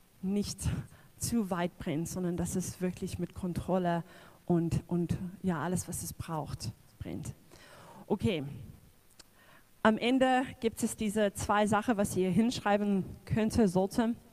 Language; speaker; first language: German; non-native, fluent; English